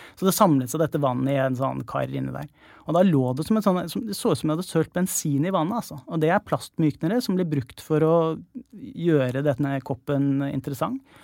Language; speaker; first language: Norwegian; native; Norwegian